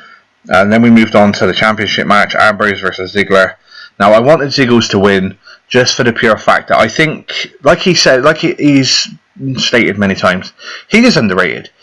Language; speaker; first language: English; native; English